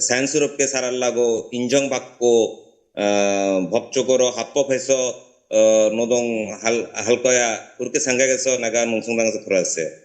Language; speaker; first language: Korean; non-native, learner; Bangla